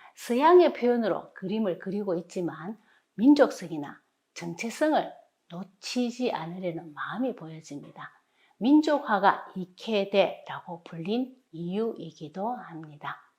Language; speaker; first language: Korean; native; Korean